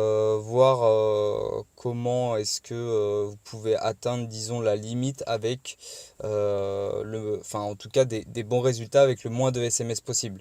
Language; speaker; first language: French; native; French